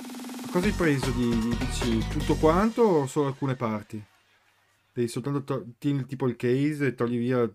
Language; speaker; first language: Italian; native; Italian